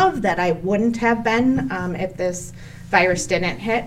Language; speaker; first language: English; native; English